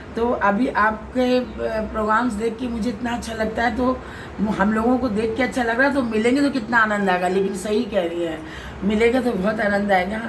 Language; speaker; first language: Hindi; native; Hindi